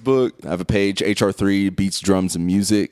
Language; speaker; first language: English; native; English